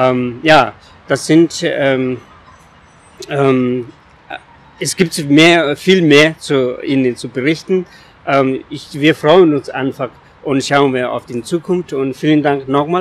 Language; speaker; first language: German; non-native, fluent; Tibetan